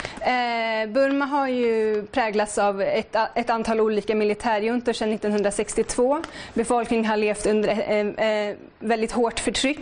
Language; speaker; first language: Swedish; native; Swedish